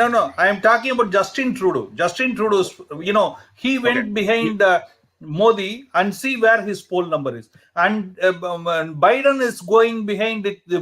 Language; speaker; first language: English; non-native, local second language; Hindi